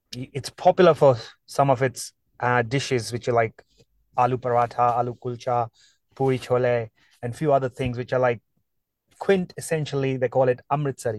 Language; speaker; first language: English; non-native, local second language; Punjabi